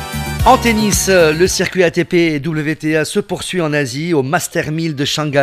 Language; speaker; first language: French; non-native, local second language; Arabic